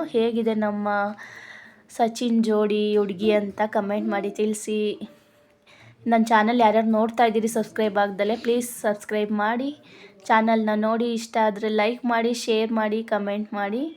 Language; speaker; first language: Kannada; native; Kannada